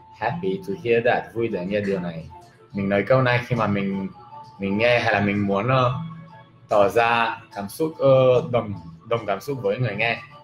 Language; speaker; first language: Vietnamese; non-native, fluent; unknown